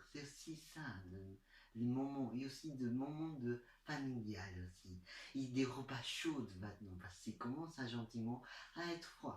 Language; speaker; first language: French; non-native, learner; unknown